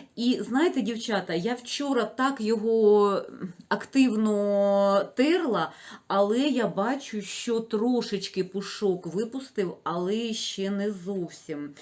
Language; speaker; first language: Ukrainian; non-native, local second language; Russian